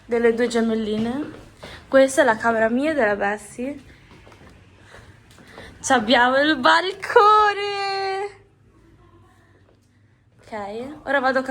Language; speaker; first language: Italian; early bilingual, other home language; Filipino